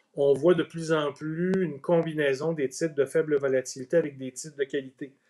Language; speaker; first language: French; native; French